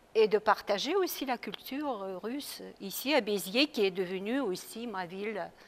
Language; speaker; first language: French; non-native, fluent; Russian